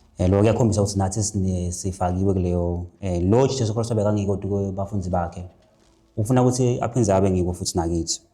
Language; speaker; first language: Zulu; non-native, local second language; Swati